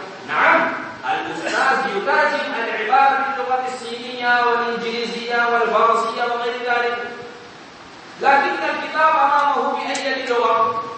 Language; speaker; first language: Arabic; non-native, fluent; Urdu